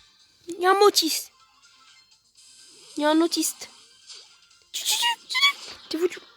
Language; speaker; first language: French; native; French